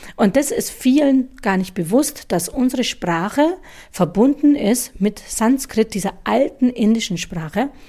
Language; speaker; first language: German; native; German